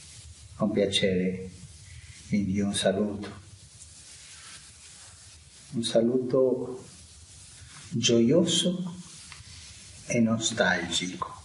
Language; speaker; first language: Italian; non-native, fluent; Spanish